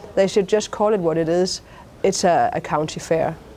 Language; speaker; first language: English; non-native, fluent; Danish